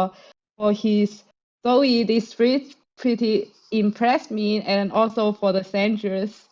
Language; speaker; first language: English; non-native, fluent; Chinese